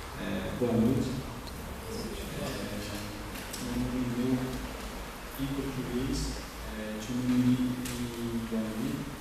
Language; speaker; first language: Portuguese; non-native, local second language; Guarani